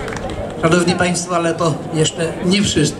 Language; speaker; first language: Polish; native; Polish